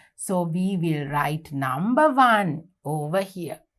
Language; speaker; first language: English; non-native, local second language; Sinhala